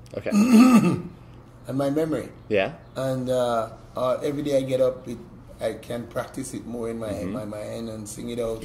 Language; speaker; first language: English; native; English